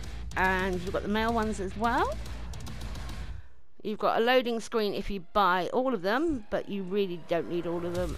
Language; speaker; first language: English; native; English